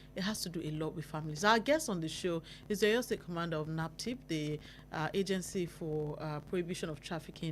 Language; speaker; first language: English; non-native, local second language; Yoruba